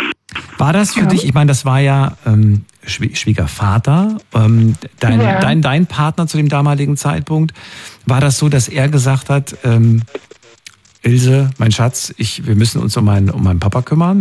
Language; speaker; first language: German; native; German